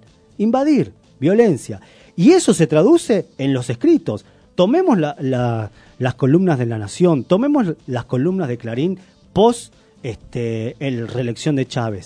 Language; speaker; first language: Spanish; native; Spanish